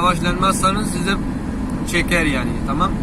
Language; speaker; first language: Turkish; non-native, learner; Urdu